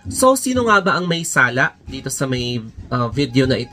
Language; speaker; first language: Filipino; native; Filipino